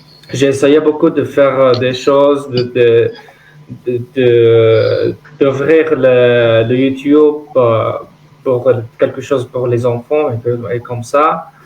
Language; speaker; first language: French; non-native, learner; Arabic